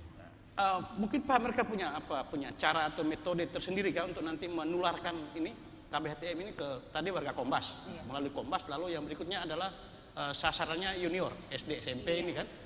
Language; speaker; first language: Indonesian; non-native, local second language; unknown